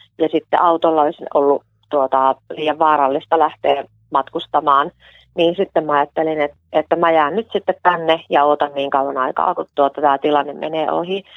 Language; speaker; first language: Finnish; native; Finnish